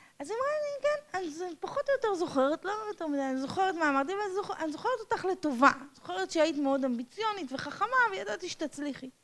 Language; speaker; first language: Hebrew; non-native, fluent; English